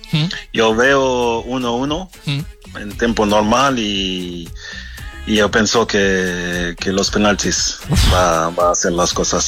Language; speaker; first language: Spanish; non-native, fluent; French